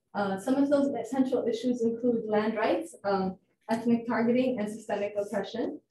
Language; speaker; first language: English; non-native, fluent; Amharic